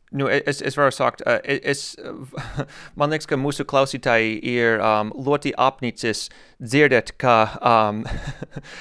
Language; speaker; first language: Latvian; non-native, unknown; English